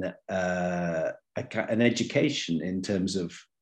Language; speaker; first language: English; native; English